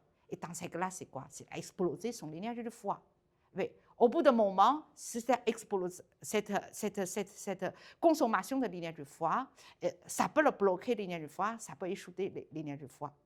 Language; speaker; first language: French; non-native, learner; Chinese